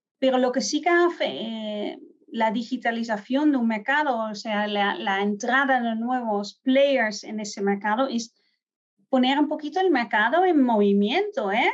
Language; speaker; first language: Spanish; non-native, fluent; Dutch